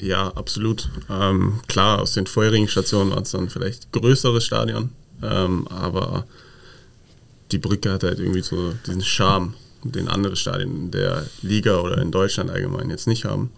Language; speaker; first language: German; native; German